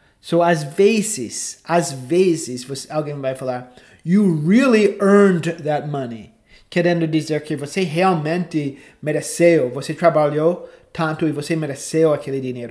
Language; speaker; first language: Portuguese; non-native, fluent; English